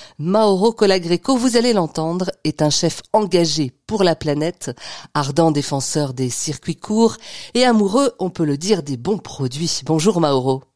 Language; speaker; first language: French; native; French